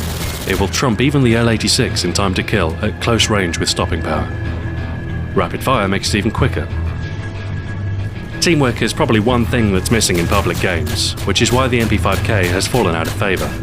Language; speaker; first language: English; native; English